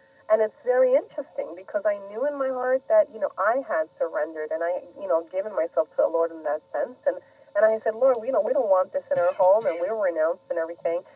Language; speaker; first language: English; early bilingual, other home language; Spanish